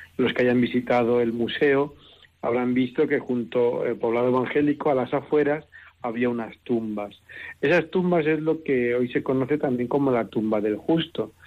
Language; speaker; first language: Spanish; native; Spanish